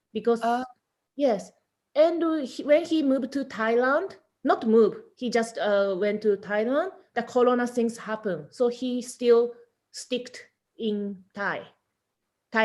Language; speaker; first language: English; non-native, learner; Japanese